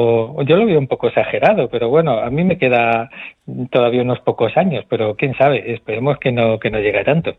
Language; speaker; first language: Spanish; native; Spanish